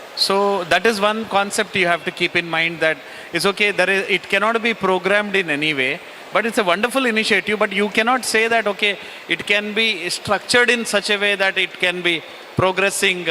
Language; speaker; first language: English; non-native, local second language; Kannada